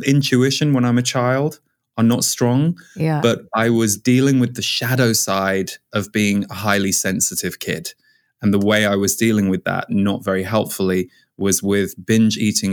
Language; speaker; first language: English; native; English